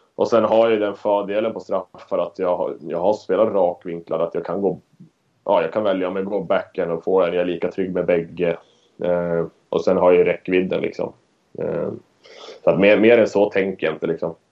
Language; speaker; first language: Swedish; native; Swedish